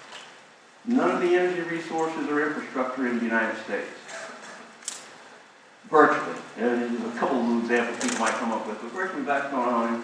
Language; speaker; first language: English; native; English